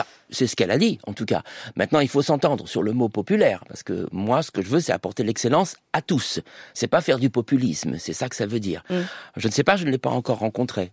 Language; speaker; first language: French; native; French